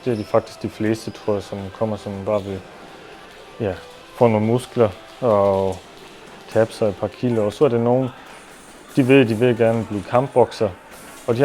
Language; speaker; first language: Danish; non-native, local second language; German